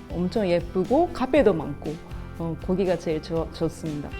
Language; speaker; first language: Korean; non-native, fluent; Japanese